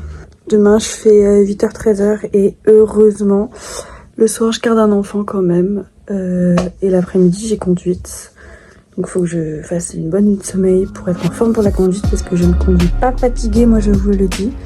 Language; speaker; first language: French; native; French